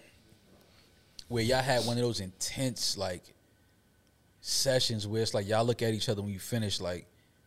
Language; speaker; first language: English; native; English